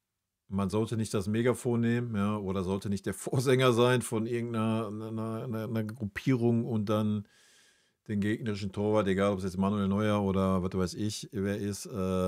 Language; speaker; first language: German; native; German